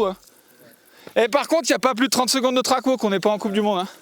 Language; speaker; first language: French; native; French